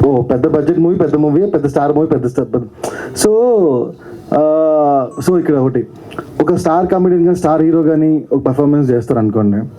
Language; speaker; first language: Telugu; native; Telugu